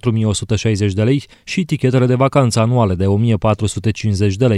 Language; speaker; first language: Romanian; native; Romanian